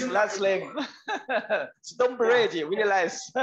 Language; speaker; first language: English; non-native, learner; Chinese